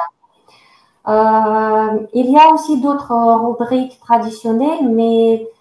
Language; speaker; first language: French; non-native, fluent; Russian